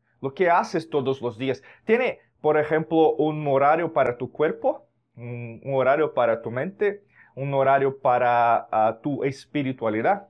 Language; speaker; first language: Spanish; non-native, fluent; Portuguese